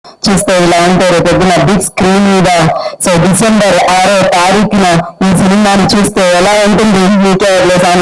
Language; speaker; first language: Telugu; native; Telugu